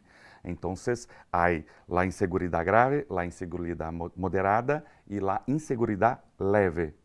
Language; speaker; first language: Spanish; non-native, learner; Portuguese